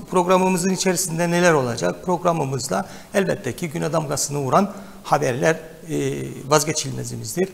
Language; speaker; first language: Turkish; native; Turkish